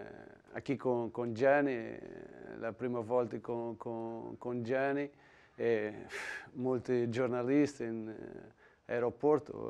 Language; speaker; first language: Italian; non-native, learner; Portuguese